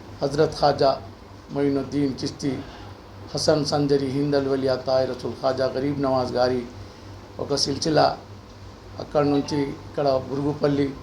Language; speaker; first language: Urdu; native; Urdu